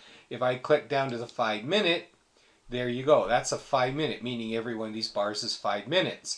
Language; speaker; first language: English; native; English